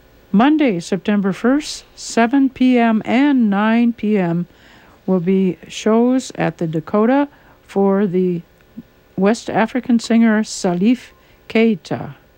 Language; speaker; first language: English; native; English